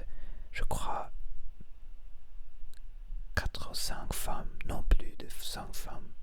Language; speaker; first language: French; non-native, learner; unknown